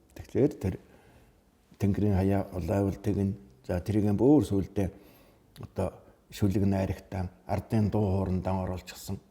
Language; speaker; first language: Mongolian; native; Mongolian